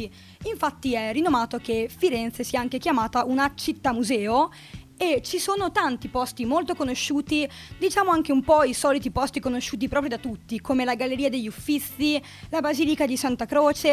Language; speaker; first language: Italian; native; Italian